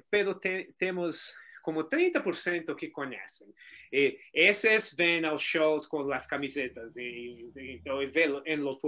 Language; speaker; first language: Spanish; non-native, learner; Portuguese